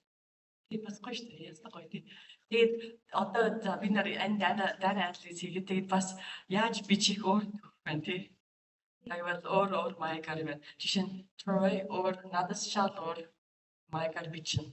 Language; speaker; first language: Mongolian; non-native, learner; English